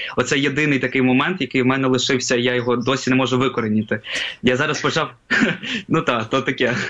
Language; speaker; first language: Ukrainian; non-native, local second language; Russian